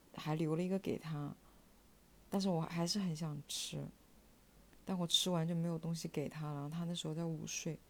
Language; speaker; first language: Chinese; native; Chinese